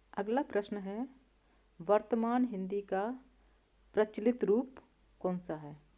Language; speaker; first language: Hindi; native; Hindi